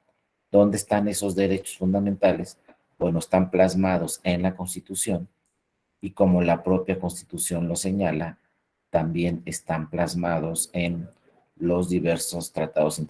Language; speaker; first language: Spanish; native; Spanish